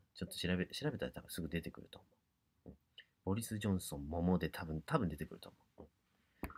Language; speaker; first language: Japanese; native; Japanese